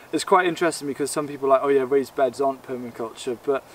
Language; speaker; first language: English; native; English